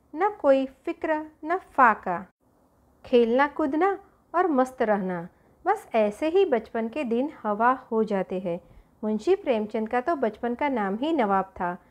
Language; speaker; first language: Hindi; non-native, local second language; Gujarati